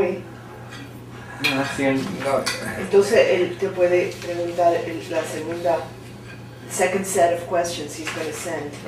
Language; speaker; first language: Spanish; early bilingual, heritage; Spanish